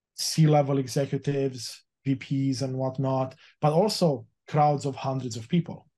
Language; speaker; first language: English; early bilingual, other home language; Romanian